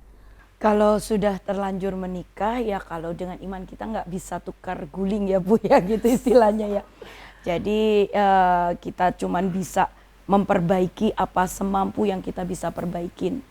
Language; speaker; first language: Indonesian; native; Indonesian